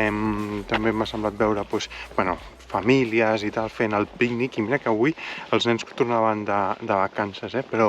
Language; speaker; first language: Catalan; native; Catalan